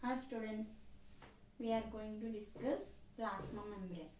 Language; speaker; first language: English; non-native, local second language; Telugu